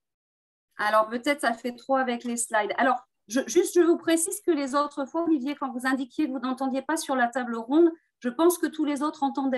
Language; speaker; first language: French; native; French